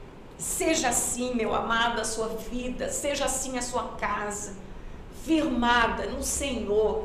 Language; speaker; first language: Portuguese; native; Portuguese